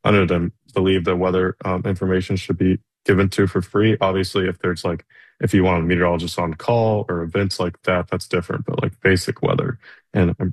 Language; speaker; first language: English; native; English